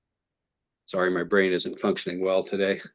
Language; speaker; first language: English; native; English